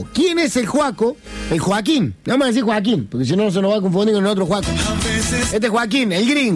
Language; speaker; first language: Spanish; native; Spanish